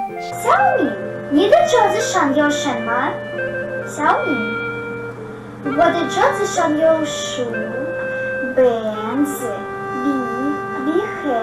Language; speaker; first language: Chinese; non-native, learner; Russian